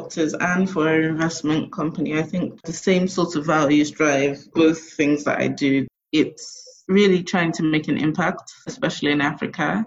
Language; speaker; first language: English; native; English